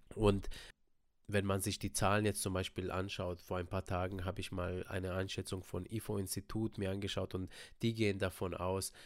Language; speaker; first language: German; early bilingual, other home language; Romanian